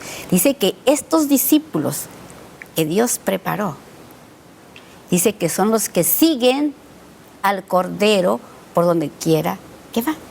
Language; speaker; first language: Spanish; native; Spanish